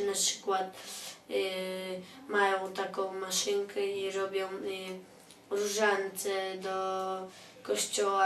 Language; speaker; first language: Polish; early bilingual, other home language; Chechen